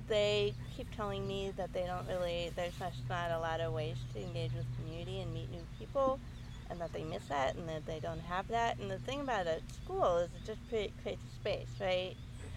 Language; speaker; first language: English; native; English